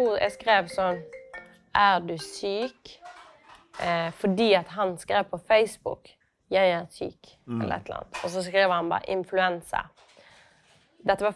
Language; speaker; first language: Norwegian; native; Norwegian